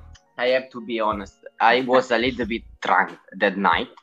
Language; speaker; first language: English; non-native, learner; Italian